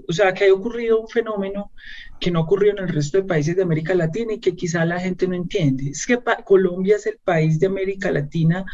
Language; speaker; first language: Spanish; native; Spanish